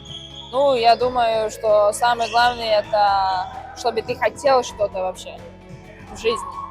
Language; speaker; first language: Russian; non-native, fluent; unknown